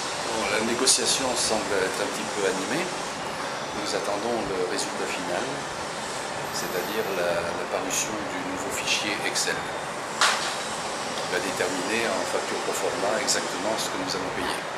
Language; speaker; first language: French; native; French